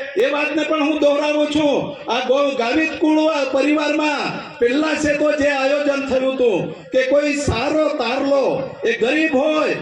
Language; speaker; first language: Gujarati; non-native, local second language; Kukna